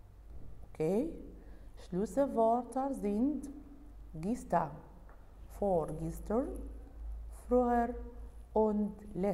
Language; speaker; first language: German; non-native, fluent; Arabic